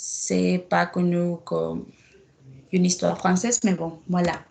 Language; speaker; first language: French; non-native, learner; Spanish